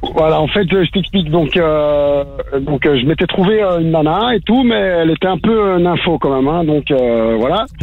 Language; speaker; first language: French; native; French